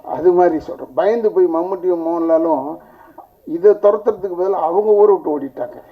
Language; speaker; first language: Tamil; non-native, local second language; Telugu